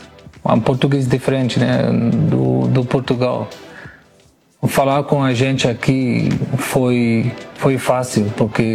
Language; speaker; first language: Portuguese; non-native, learner; Spanish